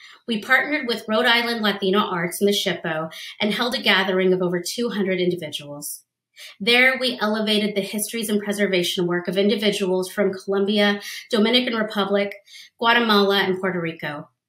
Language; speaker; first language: English; early bilingual, other home language; Spanish